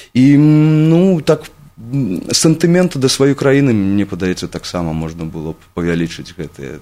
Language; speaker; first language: Belarusian; non-native, local second language; Russian